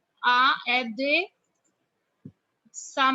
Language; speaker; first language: French; non-native, fluent; Hindi